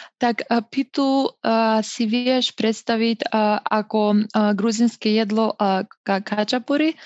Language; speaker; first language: Slovak; non-native, fluent; Macedonian